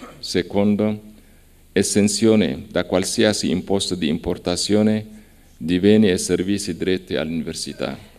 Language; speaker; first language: Italian; non-native, fluent; Amharic